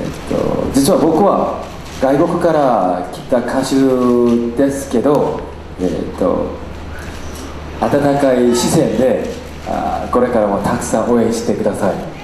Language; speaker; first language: Japanese; non-native, learner; Korean